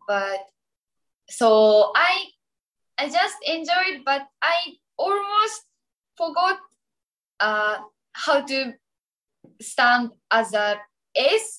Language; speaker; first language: English; non-native, learner; Japanese